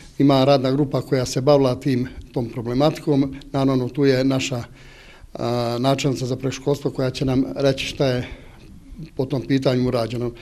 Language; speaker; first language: Bosnian; native; Bosnian